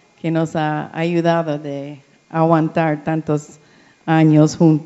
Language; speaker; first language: Spanish; non-native, learner; English